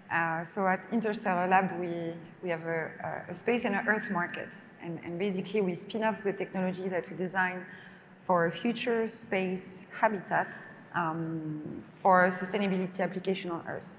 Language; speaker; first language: English; non-native, fluent; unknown